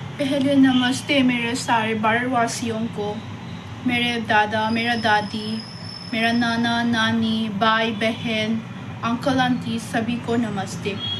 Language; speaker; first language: Hindi; non-native, local second language; Manipuri